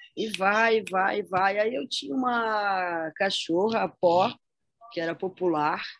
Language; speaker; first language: Portuguese; native; Portuguese